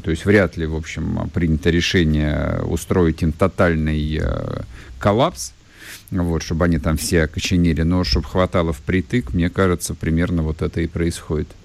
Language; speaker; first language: Russian; native; Russian